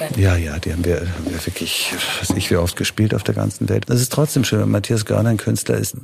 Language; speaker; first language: German; native; German